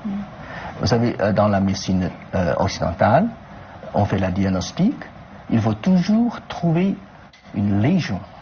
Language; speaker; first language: French; non-native, fluent; Chinese